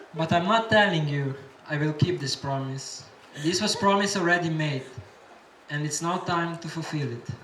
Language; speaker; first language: English; non-native, fluent; Slovenian